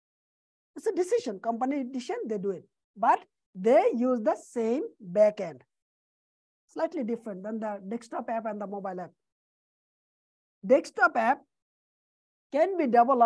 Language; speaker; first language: English; non-native, fluent; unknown